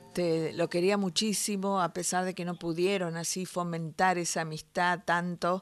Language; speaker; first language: Spanish; native; Spanish